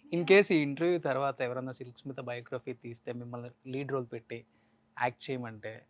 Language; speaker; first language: Telugu; native; Telugu